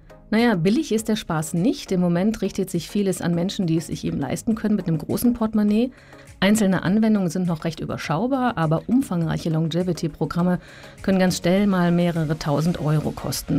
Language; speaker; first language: German; native; German